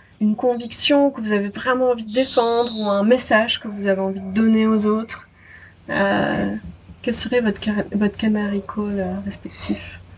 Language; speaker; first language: French; native; French